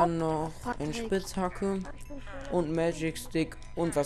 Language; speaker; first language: German; native; German